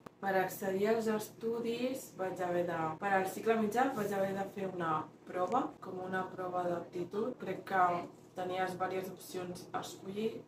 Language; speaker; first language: Catalan; early bilingual, other home language; Spanish